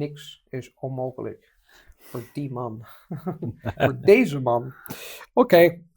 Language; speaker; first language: Dutch; non-native, fluent; Italian